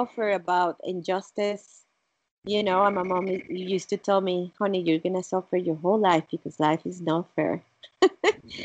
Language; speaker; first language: English; non-native, fluent; Spanish